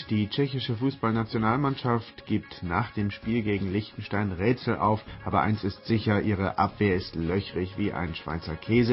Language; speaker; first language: German; native; German